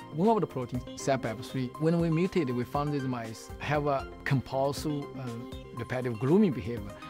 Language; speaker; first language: English; non-native, fluent; Chinese